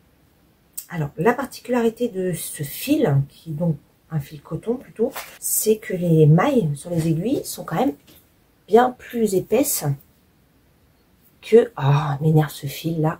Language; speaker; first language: French; native; French